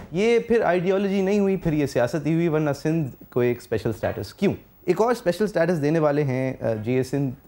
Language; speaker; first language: Urdu; native; Urdu